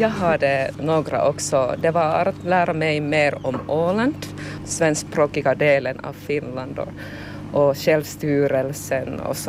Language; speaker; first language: Swedish; non-native, learner; Finnish